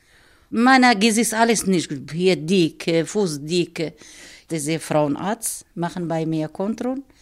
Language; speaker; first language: German; non-native, learner; Arabic